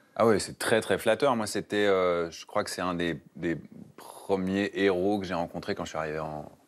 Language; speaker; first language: French; native; French